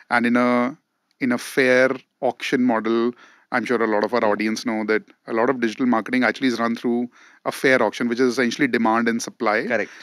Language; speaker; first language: English; non-native, local second language; Hindi